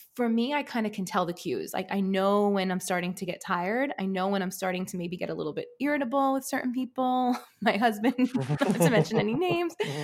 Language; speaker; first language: English; native; English